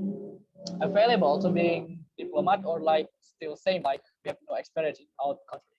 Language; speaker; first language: English; non-native, learner; Indonesian